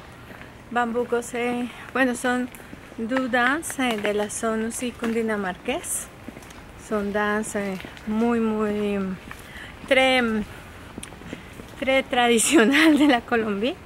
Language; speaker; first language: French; non-native, learner; Spanish